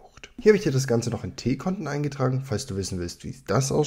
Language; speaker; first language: German; native; German